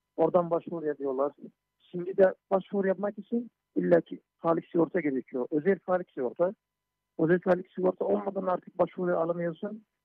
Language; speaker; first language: Turkish; non-native, fluent; Somali